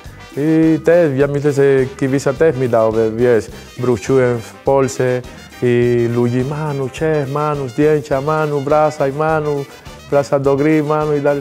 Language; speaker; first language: Polish; non-native, learner; Spanish